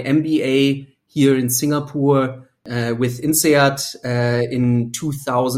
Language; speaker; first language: English; non-native, fluent; German